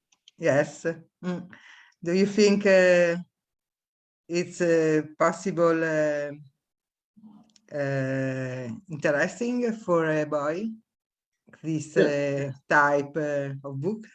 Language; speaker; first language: English; non-native, learner; Italian